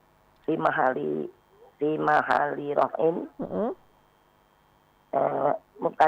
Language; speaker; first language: Arabic; non-native, learner; Indonesian